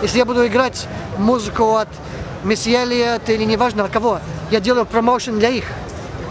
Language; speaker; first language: Russian; early bilingual, heritage; Russian